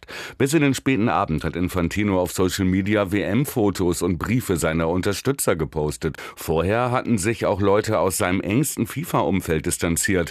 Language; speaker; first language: German; native; German